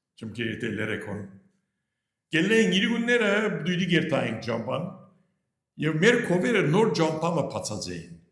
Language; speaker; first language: Armenian; early bilingual, heritage; Armenian